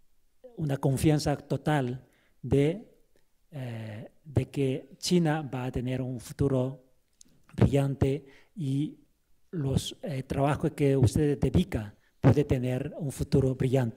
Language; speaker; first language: Spanish; non-native, fluent; Chinese